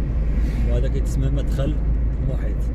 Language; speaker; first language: Arabic; native; Arabic